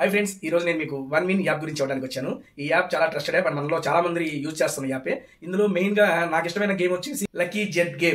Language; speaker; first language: Telugu; native; Telugu